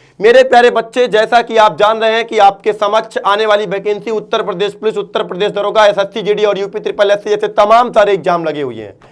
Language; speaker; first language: Hindi; native; Hindi